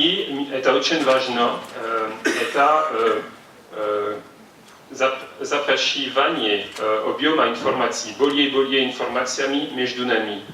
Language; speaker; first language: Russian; non-native, fluent; French